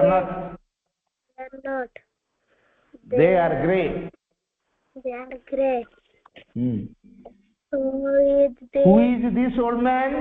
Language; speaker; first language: English; non-native, local second language; Odia